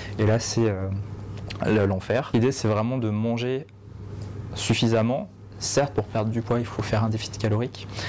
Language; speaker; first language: French; native; French